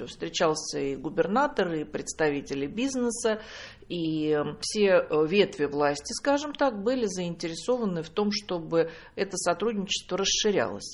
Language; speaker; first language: Russian; native; Russian